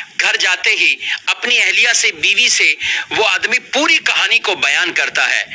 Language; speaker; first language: Urdu; native; Urdu